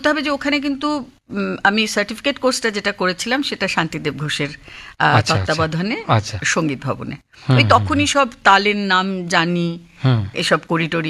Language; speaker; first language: Bangla; native; Bangla